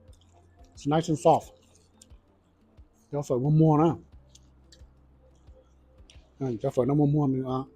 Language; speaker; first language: English; early bilingual, heritage; Hmong